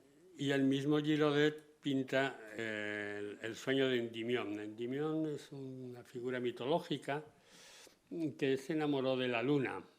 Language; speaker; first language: Spanish; native; Spanish